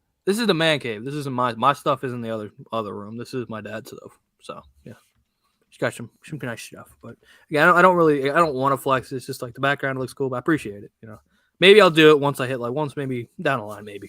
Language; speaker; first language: English; native; English